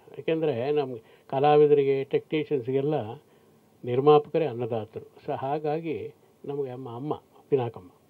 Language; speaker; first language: Kannada; native; Kannada